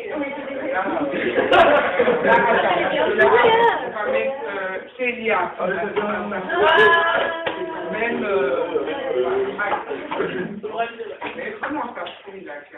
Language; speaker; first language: French; native; French